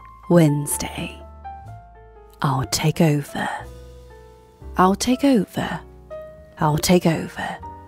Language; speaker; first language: English; non-native, fluent; Korean